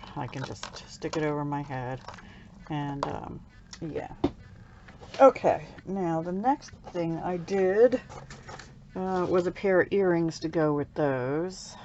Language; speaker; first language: English; native; English